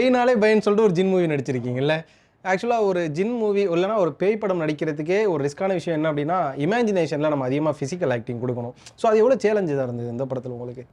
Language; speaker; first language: Tamil; native; Tamil